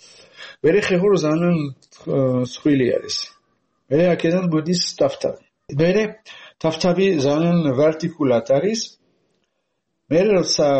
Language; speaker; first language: Georgian; non-native, learner; French